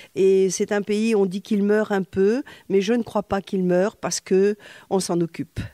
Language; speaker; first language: French; native; French